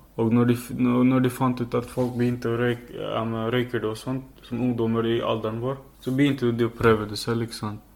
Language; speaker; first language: Norwegian; early bilingual, other home language; Filipino